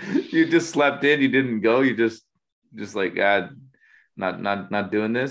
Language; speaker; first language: English; native; English